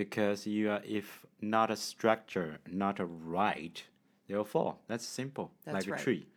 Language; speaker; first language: English; non-native, learner; Chinese